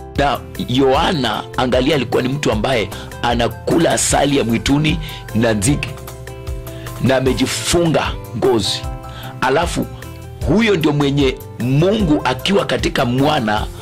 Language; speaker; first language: Swahili; non-native, local second language; Luyia